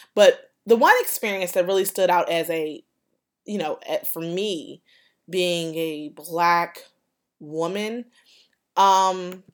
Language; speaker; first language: English; native; English